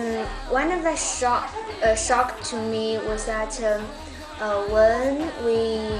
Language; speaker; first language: English; non-native, learner; Chinese